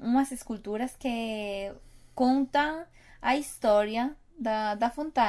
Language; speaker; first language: Portuguese; non-native, fluent; Spanish